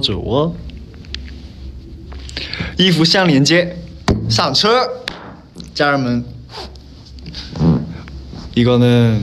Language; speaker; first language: Korean; non-native, fluent; Chinese